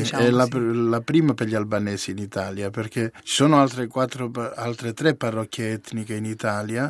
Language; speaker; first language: Italian; native; Italian